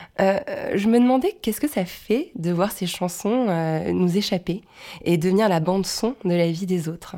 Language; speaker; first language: French; native; French